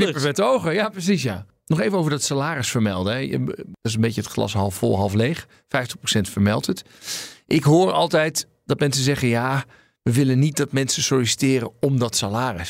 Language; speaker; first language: Dutch; native; Dutch